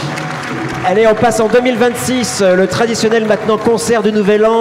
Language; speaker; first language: French; native; French